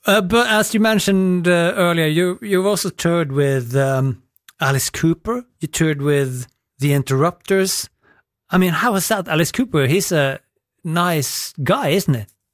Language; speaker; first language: English; non-native, fluent; Norwegian